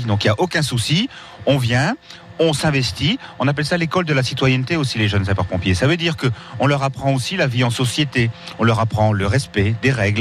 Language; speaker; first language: French; native; French